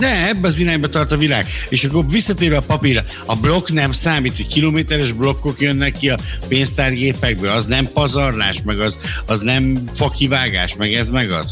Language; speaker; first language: Hungarian; native; Hungarian